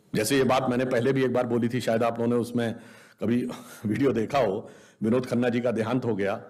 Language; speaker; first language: Hindi; native; Hindi